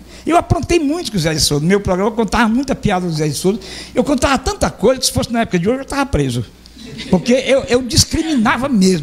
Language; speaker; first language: Portuguese; native; Portuguese